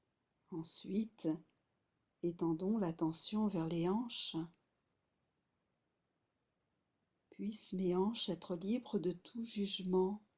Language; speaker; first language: French; native; French